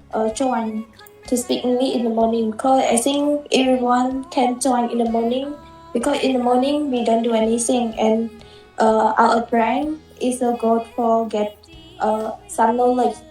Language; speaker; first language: English; non-native, learner; Khmer